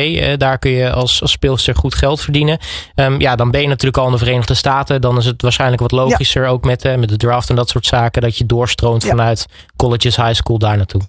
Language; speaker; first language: Dutch; native; Dutch